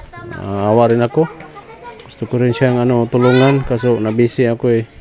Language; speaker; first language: Filipino; non-native, local second language; Cebuano